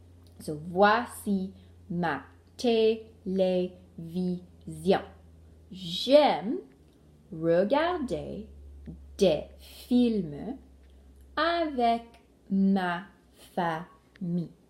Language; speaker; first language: French; non-native, local second language; English